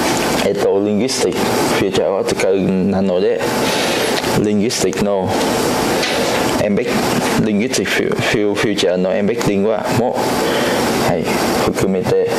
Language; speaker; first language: Japanese; non-native, learner; Cantonese